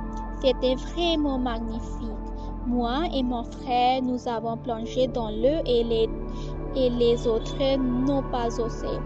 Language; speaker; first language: French; non-native, learner; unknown